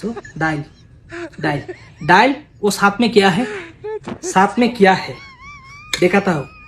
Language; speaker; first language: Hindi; non-native, learner; Bangla